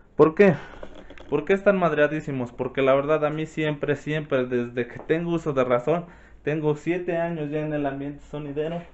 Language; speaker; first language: Spanish; native; Spanish